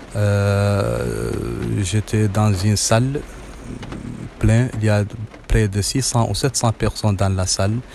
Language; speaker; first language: French; non-native, learner; Arabic